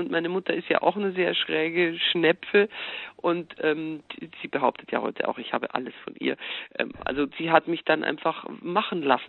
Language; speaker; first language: German; native; German